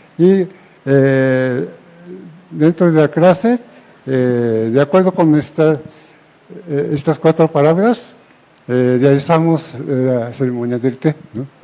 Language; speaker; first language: Spanish; non-native, fluent; Japanese